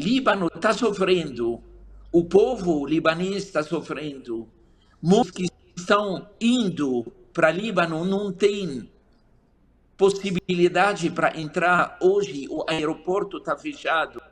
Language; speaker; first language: Portuguese; non-native, fluent; Arabic